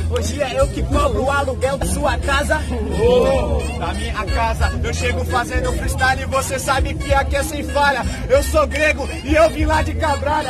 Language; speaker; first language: Portuguese; native; Portuguese